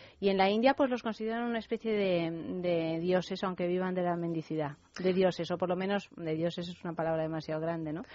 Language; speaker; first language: Spanish; native; Spanish